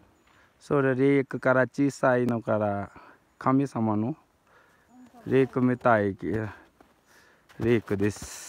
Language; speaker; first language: Japanese; non-native, learner; Hindi